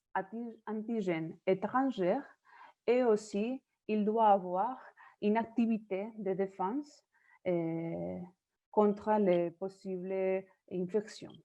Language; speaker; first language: French; non-native, learner; Spanish